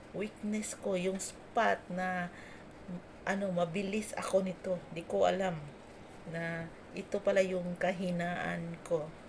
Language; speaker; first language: Filipino; non-native, local second language; Cebuano